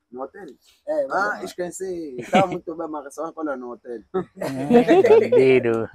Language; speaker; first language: Portuguese; non-native, local second language; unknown